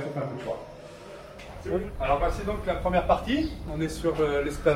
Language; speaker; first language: French; native; French